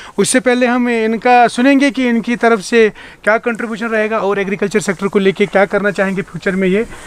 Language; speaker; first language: Hindi; non-native, local second language; Kashmiri